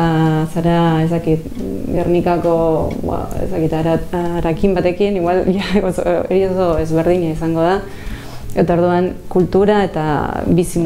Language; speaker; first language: Basque; non-native, fluent; Spanish